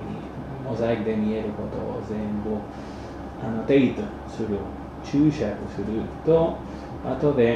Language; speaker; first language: Japanese; non-native, fluent; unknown